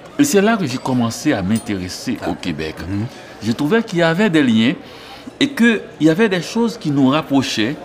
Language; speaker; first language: French; non-native, local second language; Haitian Creole